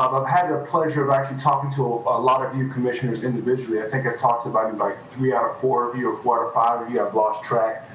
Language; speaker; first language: English; native; English